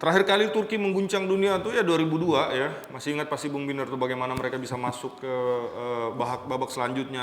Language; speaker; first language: Indonesian; native; Indonesian